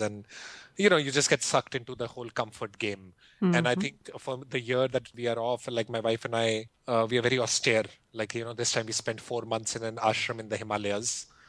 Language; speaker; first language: English; non-native, local second language; Hindi